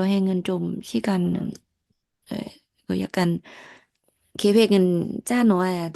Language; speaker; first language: Korean; non-native, learner; Thai